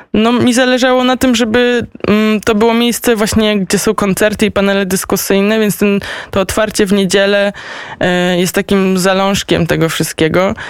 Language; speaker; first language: Polish; native; Polish